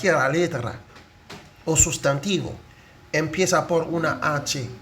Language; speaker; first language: Spanish; non-native, fluent; Haitian Creole